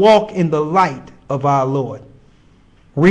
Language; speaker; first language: English; native; English